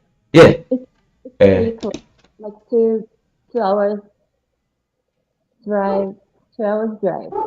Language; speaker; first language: English; non-native, learner; Japanese